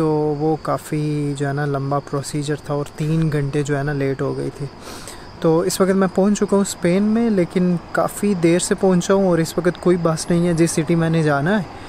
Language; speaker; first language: Urdu; non-native, local second language; Punjabi